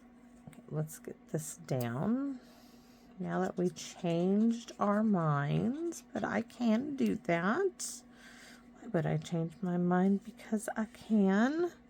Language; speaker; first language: English; native; English